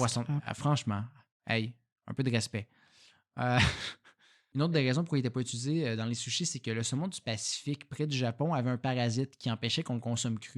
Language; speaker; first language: French; native; French